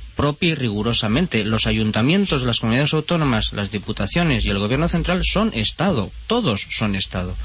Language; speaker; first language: Spanish; native; Spanish